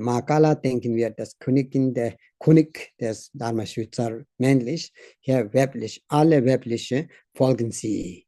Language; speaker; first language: German; non-native, learner; Tibetan